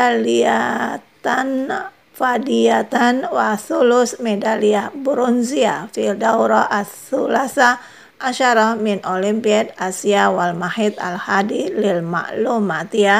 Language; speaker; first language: Arabic; non-native, fluent; Indonesian